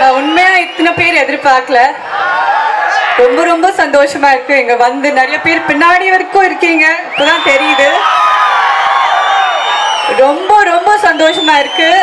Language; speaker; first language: Tamil; non-native, fluent; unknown